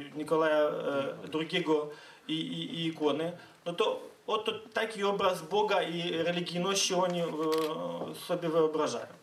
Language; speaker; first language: Polish; non-native, fluent; Ukrainian